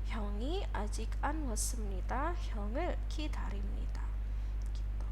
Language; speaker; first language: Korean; non-native, fluent; Indonesian